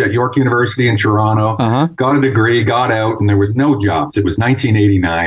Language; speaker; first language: English; native; English